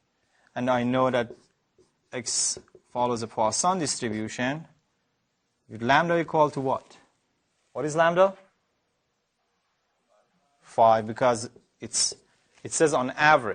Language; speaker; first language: English; non-native, fluent; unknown